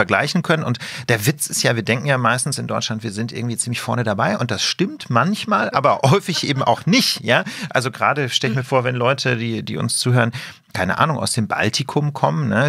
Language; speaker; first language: German; native; German